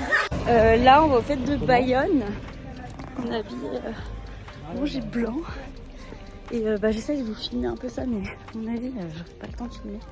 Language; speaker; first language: French; native; French